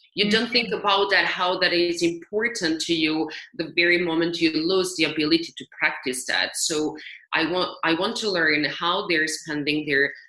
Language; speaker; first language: English; non-native, fluent; Serbian